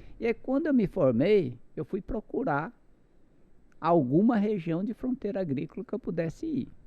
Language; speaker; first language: Portuguese; non-native, local second language; Japanese